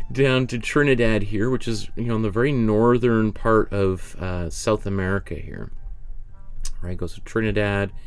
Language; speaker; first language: English; native; English